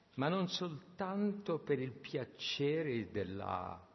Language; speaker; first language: Italian; non-native, fluent; French